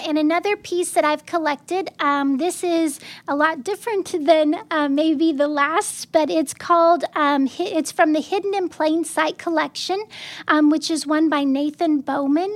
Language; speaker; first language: English; native; English